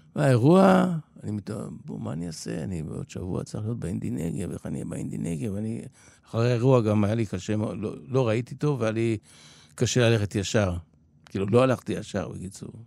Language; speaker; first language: Hebrew; early bilingual, other home language; Polish